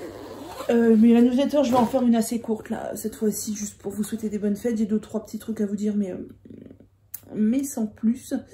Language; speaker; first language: French; native; French